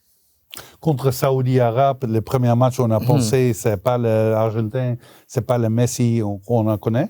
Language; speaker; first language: French; non-native, local second language; Dutch